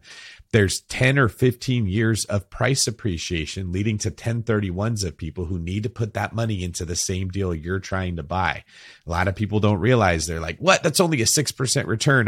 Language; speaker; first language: English; native; English